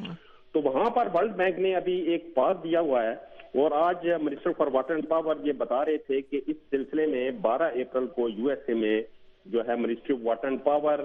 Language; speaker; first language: Urdu; native; Urdu